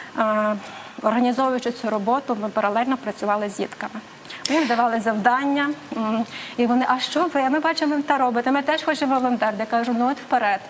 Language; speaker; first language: Ukrainian; native; Ukrainian